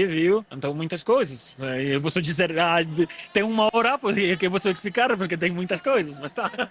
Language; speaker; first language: Portuguese; non-native, fluent; French